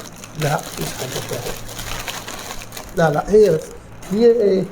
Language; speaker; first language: Arabic; native; Arabic